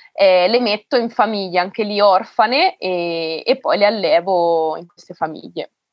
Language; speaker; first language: Italian; native; Italian